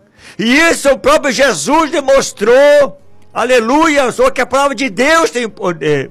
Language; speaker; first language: Portuguese; native; Portuguese